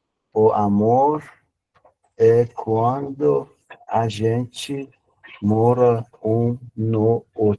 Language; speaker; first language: Portuguese; non-native, fluent; Persian